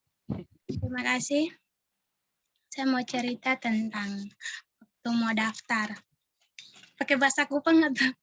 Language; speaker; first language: Indonesian; non-native, local second language; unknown